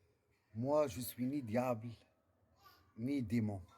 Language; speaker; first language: French; non-native, learner; Arabic